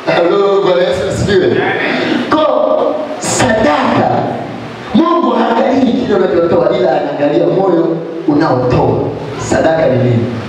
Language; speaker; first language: Swahili; native; Swahili